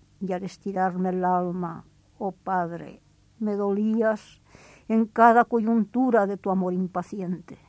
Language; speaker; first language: Spanish; native; Spanish